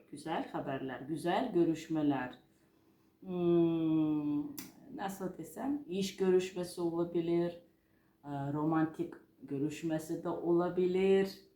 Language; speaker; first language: Turkish; non-native, fluent; Georgian